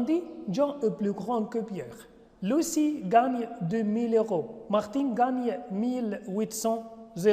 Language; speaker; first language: French; non-native, fluent; Arabic